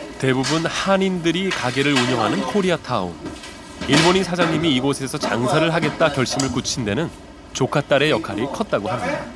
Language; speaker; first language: Korean; native; Korean